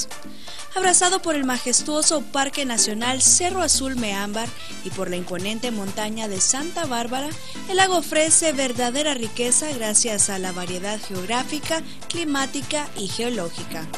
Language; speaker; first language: Spanish; native; Spanish